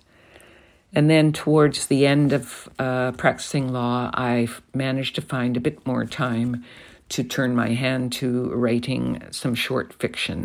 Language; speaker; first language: English; native; English